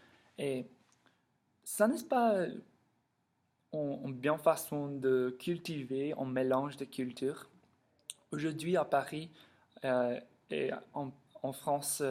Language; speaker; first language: French; non-native, learner; English